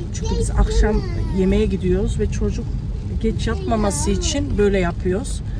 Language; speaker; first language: Turkish; early bilingual, heritage; Turkish